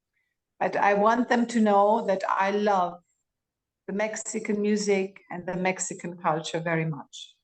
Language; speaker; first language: English; non-native, fluent; Greek